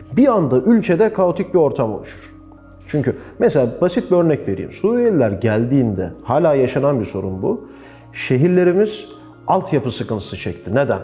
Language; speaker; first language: Turkish; native; Turkish